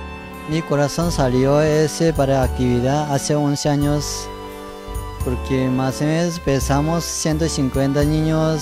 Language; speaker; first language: Spanish; non-native, learner; Korean